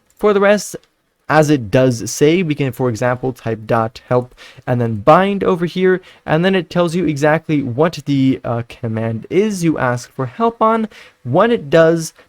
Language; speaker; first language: English; non-native, fluent; Dutch